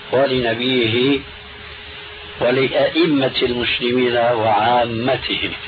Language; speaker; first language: Arabic; early bilingual, other home language; Albanian